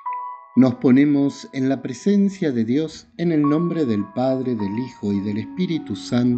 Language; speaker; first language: Spanish; native; Spanish